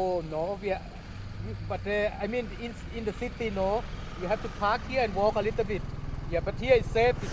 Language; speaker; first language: English; non-native, learner; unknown